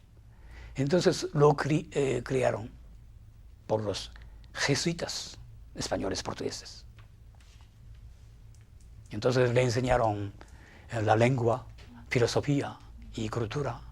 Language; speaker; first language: Spanish; non-native, fluent; Japanese